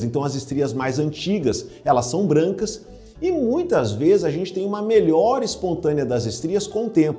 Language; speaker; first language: Portuguese; native; Portuguese